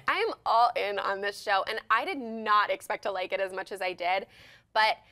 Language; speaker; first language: English; native; English